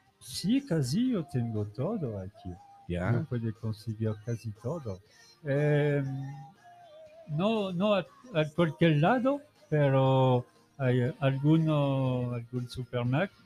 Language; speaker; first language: Spanish; non-native, learner; French